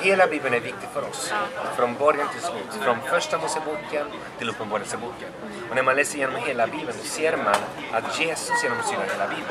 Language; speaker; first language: Swedish; non-native, fluent; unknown